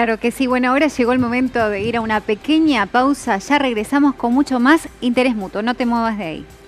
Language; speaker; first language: Spanish; native; Spanish